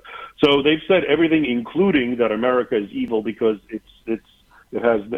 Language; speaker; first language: English; native; English